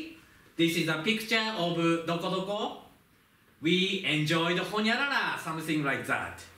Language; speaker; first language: English; non-native, fluent; Japanese